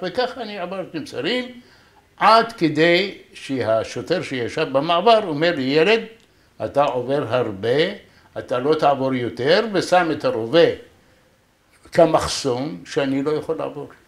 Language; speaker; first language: Hebrew; non-native, fluent; Arabic